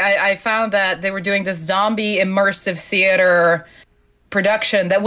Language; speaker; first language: English; non-native, fluent; Slovenian